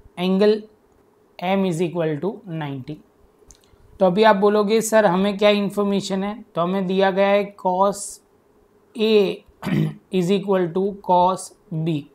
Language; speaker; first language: Hindi; non-native, local second language; Gujarati